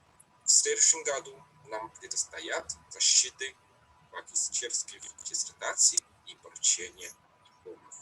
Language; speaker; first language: Russian; non-native, fluent; Chinese